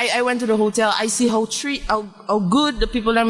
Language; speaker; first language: English; non-native, fluent; Papiamento